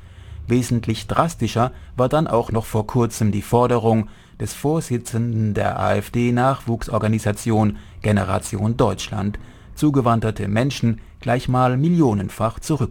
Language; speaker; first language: German; native; German